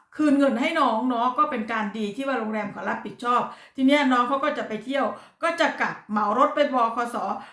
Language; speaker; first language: Thai; native; Thai